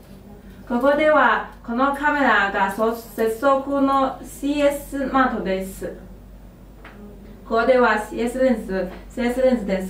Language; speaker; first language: Japanese; non-native, learner; Chinese